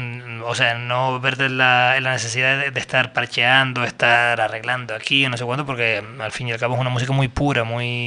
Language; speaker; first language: Spanish; native; Spanish